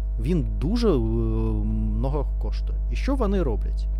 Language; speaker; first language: Ukrainian; non-native, learner; Russian